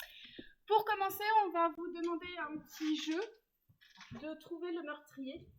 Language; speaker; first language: French; native; French